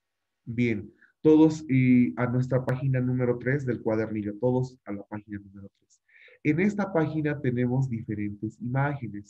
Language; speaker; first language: Spanish; native; Spanish